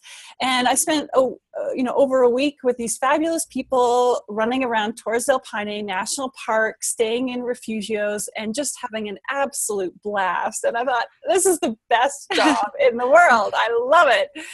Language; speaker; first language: English; native; English